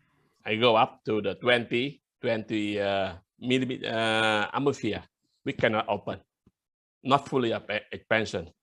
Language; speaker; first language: English; non-native, learner; Vietnamese